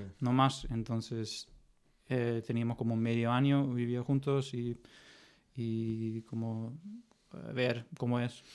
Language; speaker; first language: Spanish; non-native, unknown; German